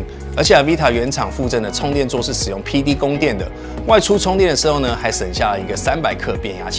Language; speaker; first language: Chinese; native; Chinese